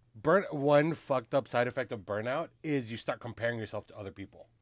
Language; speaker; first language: English; early bilingual, other home language; Filipino